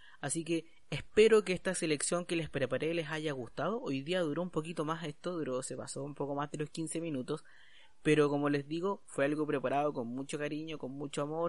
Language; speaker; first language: Spanish; native; Spanish